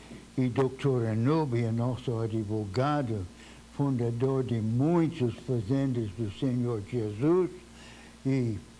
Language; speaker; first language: Portuguese; non-native, fluent; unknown